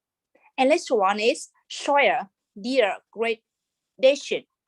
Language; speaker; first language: English; non-native, fluent; Vietnamese